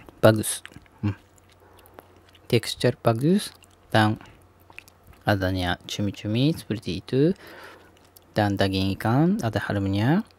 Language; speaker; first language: Indonesian; non-native, learner; Japanese